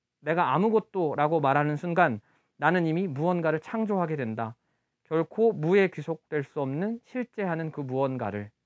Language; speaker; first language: Korean; native; Korean